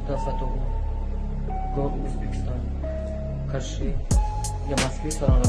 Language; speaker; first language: Russian; non-native, learner; Uzbek